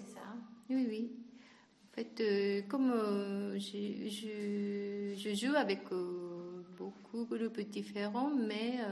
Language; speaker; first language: French; non-native, learner; Japanese